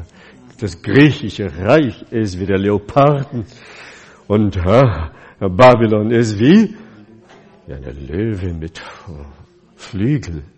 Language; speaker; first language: German; non-native, fluent; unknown